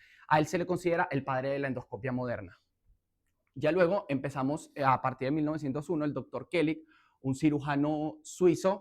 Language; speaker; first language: Spanish; native; Spanish